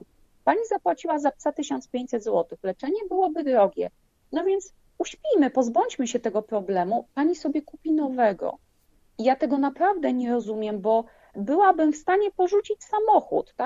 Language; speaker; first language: Polish; native; Polish